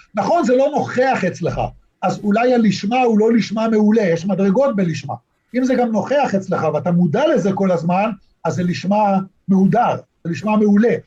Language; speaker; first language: Hebrew; native; Hebrew